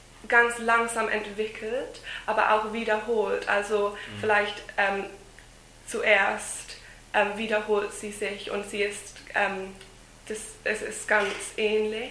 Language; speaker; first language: German; non-native, fluent; English